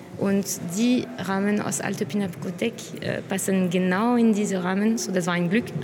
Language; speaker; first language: German; non-native, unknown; French